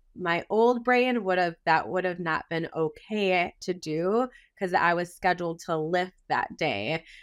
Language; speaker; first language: English; native; English